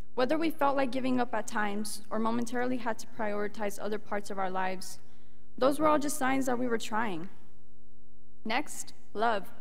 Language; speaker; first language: English; early bilingual, other home language; Spanish